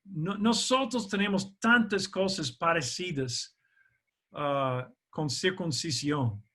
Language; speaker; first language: Spanish; non-native, fluent; English